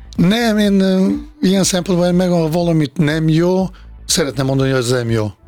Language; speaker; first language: Hungarian; non-native, fluent; Bosnian